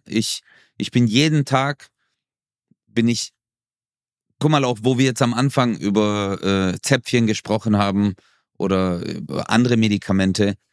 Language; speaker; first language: German; early bilingual, other home language; Turkish